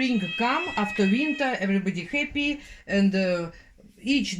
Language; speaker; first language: English; non-native, learner; Russian